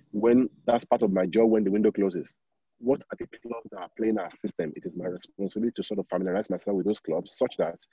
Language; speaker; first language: English; non-native, local second language; Yoruba